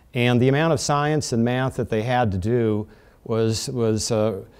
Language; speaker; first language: English; native; English